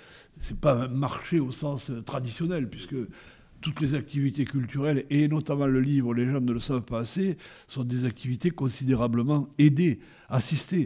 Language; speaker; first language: French; native; French